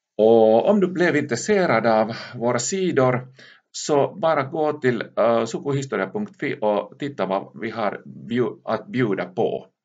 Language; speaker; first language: Swedish; non-native, local second language; Finnish